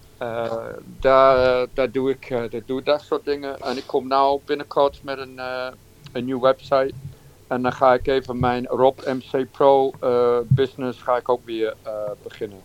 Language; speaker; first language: Dutch; non-native, fluent; English